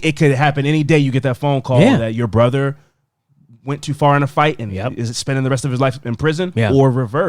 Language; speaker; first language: English; native; English